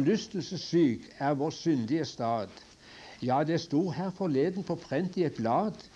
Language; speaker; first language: Norwegian; native; Norwegian